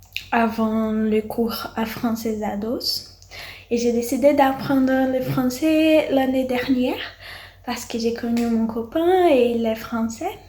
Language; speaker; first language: French; non-native, learner; Portuguese